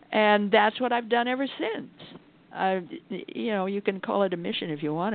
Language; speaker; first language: English; native; English